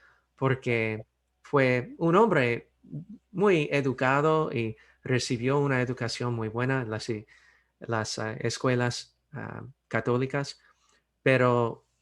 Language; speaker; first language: Spanish; non-native, fluent; English